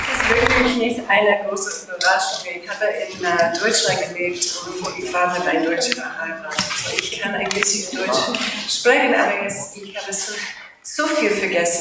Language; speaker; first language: German; non-native, learner; English